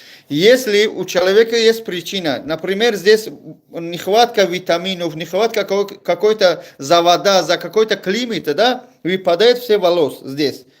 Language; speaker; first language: Russian; non-native, learner; Tajik